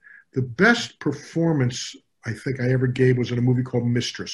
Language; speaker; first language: English; native; English